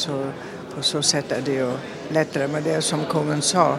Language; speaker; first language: Swedish; non-native, fluent; German